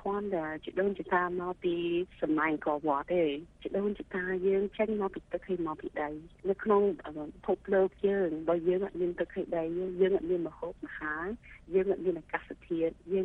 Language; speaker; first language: Khmer; early bilingual, heritage; Khmer